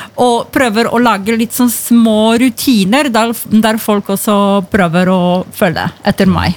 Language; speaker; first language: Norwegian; non-native, fluent; Polish